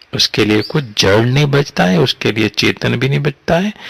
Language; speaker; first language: Hindi; non-native, local second language; Gujarati